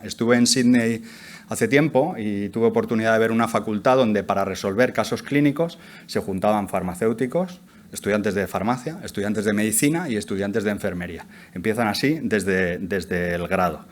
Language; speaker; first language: Spanish; native; Spanish